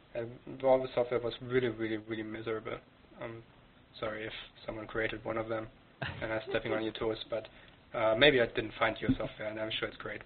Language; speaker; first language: English; non-native, fluent; German